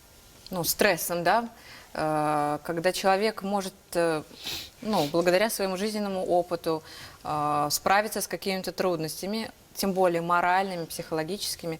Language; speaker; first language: Russian; native; Russian